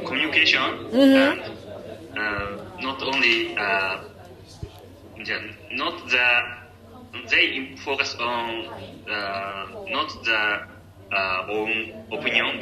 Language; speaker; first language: English; non-native, learner; Japanese